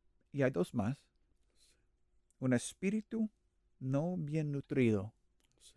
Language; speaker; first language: Spanish; non-native, learner; English